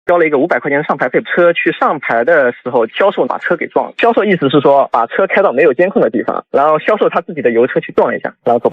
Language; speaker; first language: Chinese; native; Chinese